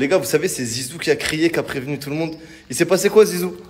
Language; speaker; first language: French; native; French